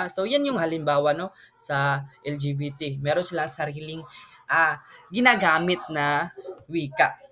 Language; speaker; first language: Filipino; non-native, local second language; Cebuano